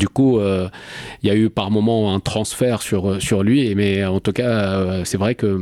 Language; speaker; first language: French; non-native, local second language; Arabic